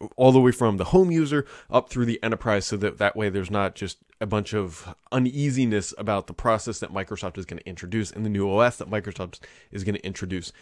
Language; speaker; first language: English; native; English